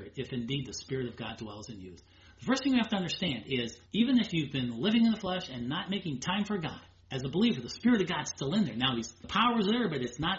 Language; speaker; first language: English; native; English